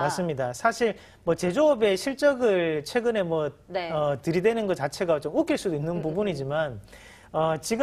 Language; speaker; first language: Korean; native; Korean